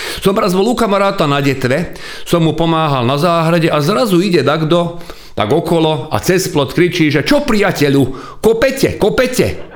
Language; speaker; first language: Slovak; non-native, local second language; Hungarian